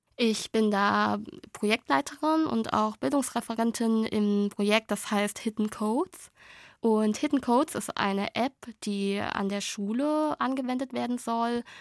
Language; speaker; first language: German; early bilingual, other home language; Vietnamese